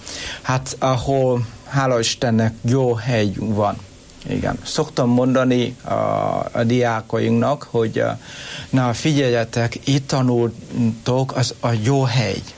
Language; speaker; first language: Hungarian; non-native, learner; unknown